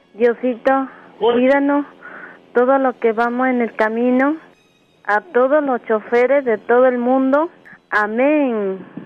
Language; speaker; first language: Spanish; native; Spanish